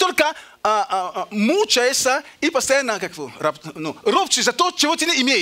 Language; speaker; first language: Russian; native; Russian